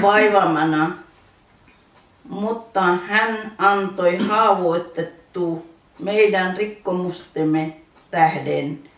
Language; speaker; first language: Finnish; non-native, learner; Urdu